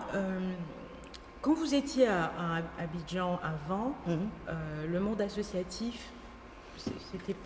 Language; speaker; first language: French; native; French